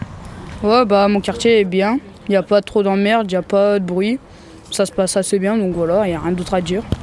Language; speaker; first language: French; native; French